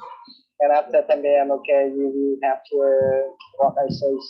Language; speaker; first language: English; non-native, learner; Vietnamese